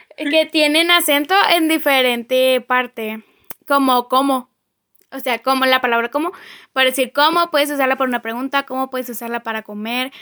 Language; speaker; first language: Spanish; native; Spanish